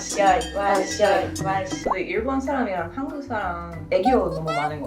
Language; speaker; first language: Korean; non-native, fluent; English